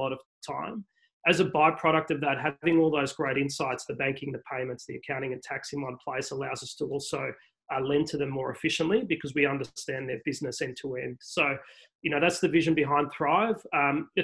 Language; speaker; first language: English; native; English